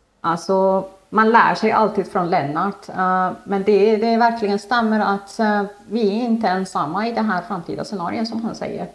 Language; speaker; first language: Swedish; non-native, fluent; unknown